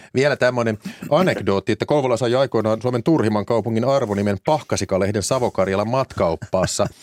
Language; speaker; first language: Finnish; native; Finnish